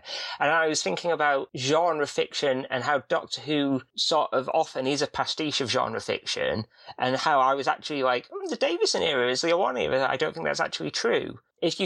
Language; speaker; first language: English; native; English